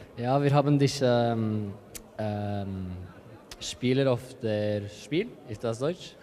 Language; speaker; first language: German; non-native, learner; Norwegian